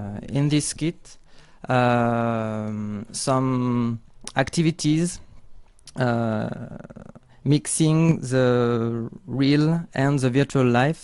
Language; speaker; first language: English; non-native, learner; French